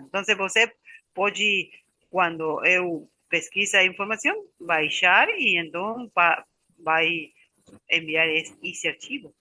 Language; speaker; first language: Portuguese; non-native, learner; Spanish